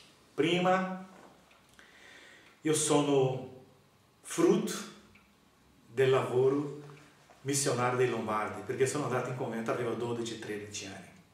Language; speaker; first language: Italian; non-native, learner; Portuguese